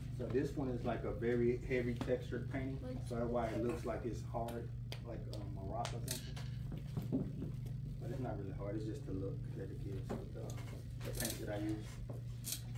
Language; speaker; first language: English; native; English